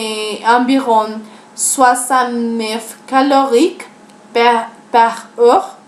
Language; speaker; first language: French; non-native, learner; Spanish